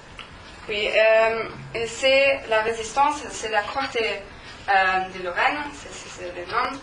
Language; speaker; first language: French; non-native, learner; German